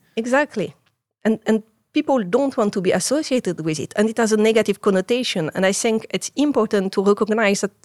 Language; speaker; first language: English; non-native, fluent; French